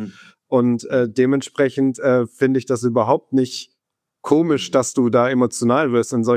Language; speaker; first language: German; native; German